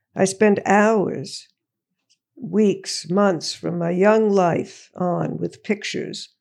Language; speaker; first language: English; native; English